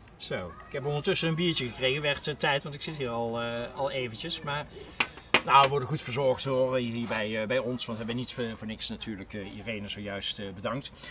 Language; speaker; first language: Dutch; native; Dutch